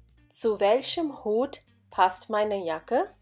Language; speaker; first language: German; non-native, fluent; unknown